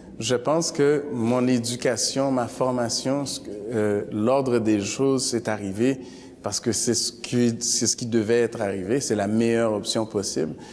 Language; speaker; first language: French; early bilingual, other home language; Haitian Creole